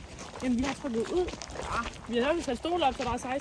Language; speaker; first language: Danish; native; Danish